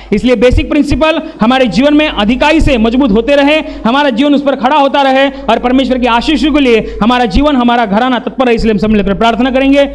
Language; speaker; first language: Hindi; non-native, local second language; Marathi